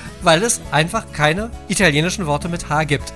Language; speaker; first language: German; native; German